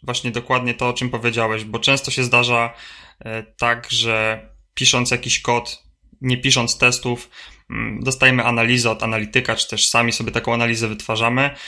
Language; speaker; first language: Polish; native; Polish